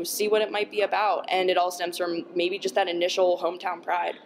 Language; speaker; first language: English; native; English